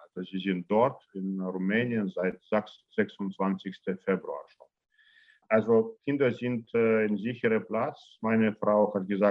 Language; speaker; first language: German; non-native, learner; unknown